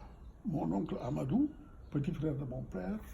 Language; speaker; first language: French; non-native, local second language; Fula